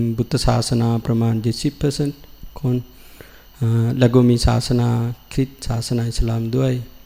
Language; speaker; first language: Thai; non-native, learner; Sinhala